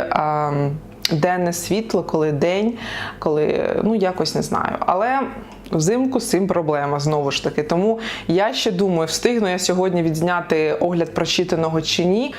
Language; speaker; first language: Ukrainian; non-native, local second language; Russian